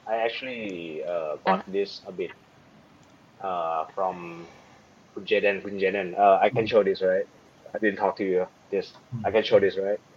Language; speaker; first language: English; non-native, learner; Thai